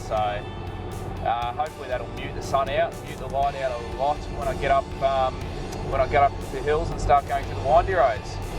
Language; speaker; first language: English; native; English